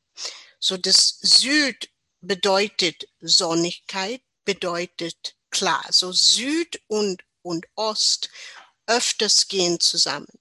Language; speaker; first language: German; non-native, learner; English